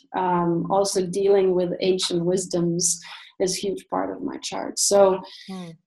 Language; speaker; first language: English; non-native, fluent; Russian